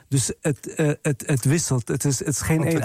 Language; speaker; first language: Dutch; non-native, fluent; Arabic